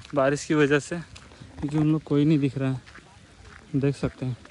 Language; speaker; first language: Hindi; native; Hindi